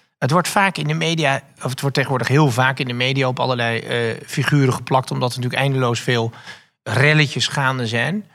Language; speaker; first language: Dutch; native; Dutch